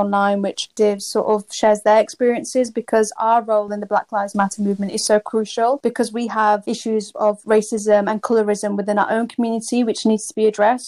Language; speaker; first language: English; native; English